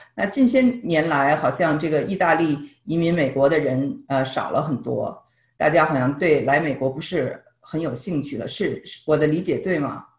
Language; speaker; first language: Chinese; native; Chinese